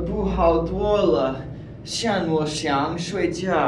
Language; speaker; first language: Chinese; non-native, learner; English